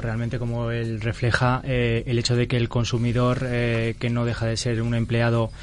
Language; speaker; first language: Spanish; native; Spanish